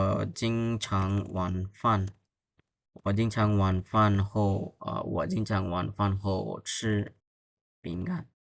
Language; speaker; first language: Chinese; non-native, fluent; Bangla